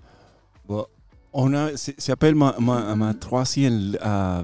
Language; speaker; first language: French; non-native, fluent; Spanish